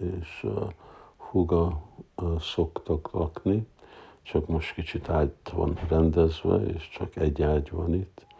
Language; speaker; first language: Hungarian; early bilingual, heritage; Hungarian